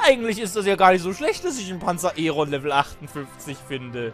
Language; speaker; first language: German; native; German